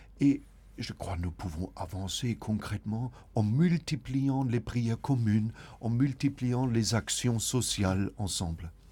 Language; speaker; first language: French; non-native, fluent; German